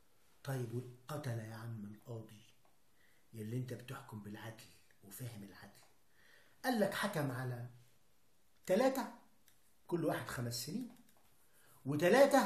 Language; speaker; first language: Arabic; native; Arabic